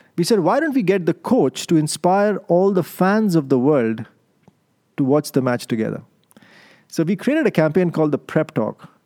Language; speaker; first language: English; non-native, local second language; Hindi